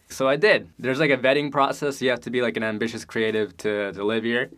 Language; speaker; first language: English; native; English